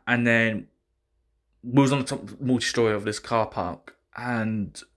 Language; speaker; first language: English; native; English